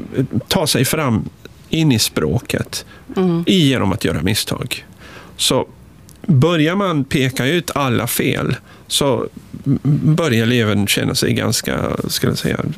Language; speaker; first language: Swedish; non-native, fluent; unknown